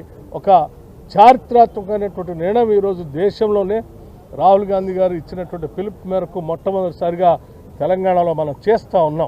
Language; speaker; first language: Telugu; native; Telugu